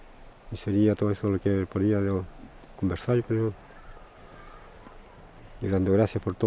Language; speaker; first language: Spanish; non-native, local second language; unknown